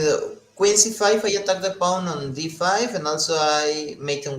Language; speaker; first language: English; non-native, learner; Spanish